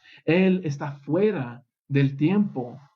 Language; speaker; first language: Spanish; non-native, fluent; English